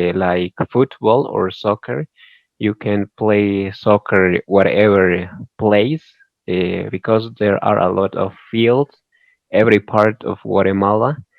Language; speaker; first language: English; non-native, learner; Spanish